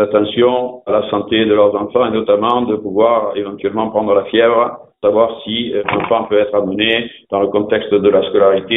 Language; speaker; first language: French; native; French